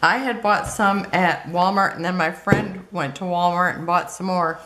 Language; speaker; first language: English; native; English